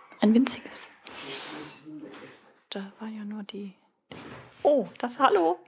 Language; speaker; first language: German; native; German